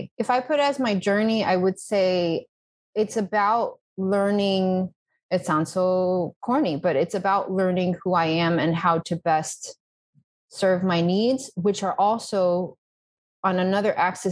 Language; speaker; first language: English; native; English